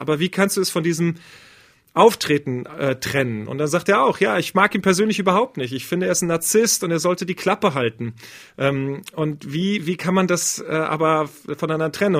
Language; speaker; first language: German; native; German